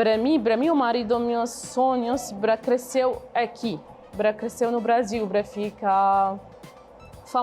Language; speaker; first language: Portuguese; non-native, learner; Arabic